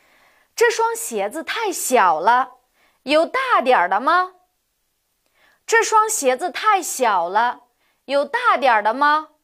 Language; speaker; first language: Chinese; non-native, local second language; Uyghur